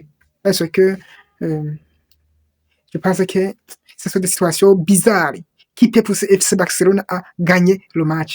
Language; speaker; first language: French; non-native, local second language; Kinyarwanda